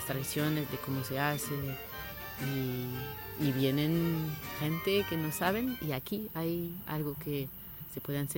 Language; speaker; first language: Spanish; non-native, fluent; French